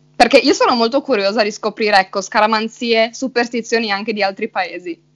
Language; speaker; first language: Italian; native; Italian